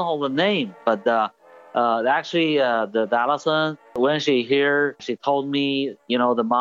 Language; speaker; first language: English; non-native, learner; Chinese